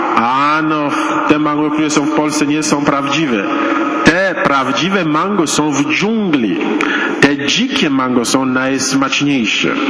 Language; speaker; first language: Polish; non-native, fluent; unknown